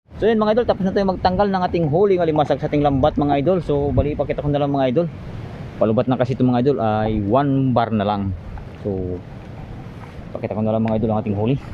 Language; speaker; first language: Filipino; native; Filipino